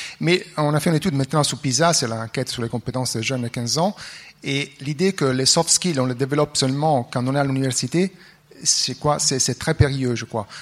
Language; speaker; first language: French; non-native, fluent; Italian